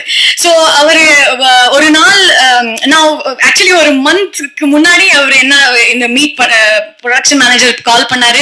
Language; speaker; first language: Tamil; non-native, learner; Kannada